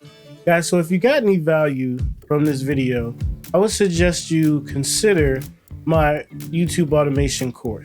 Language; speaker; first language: English; native; English